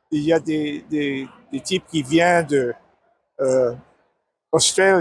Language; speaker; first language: French; non-native, learner; English